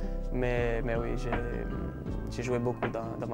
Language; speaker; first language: French; non-native, learner; Portuguese